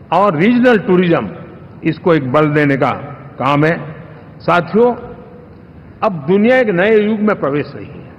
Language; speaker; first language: Hindi; non-native, local second language; Gujarati